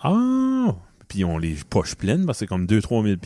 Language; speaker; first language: French; native; French